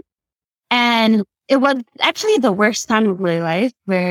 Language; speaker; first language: English; non-native, local second language; Cantonese